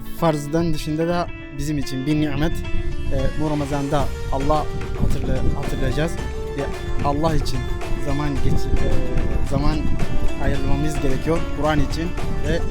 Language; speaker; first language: Turkish; non-native, learner; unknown